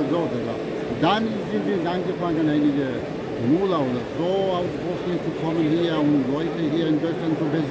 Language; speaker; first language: German; non-native, learner; Albanian